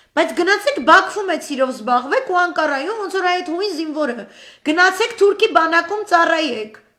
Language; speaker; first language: Armenian; native; Armenian